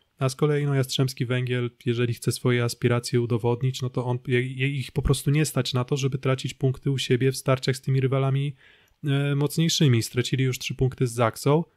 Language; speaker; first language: Polish; native; Polish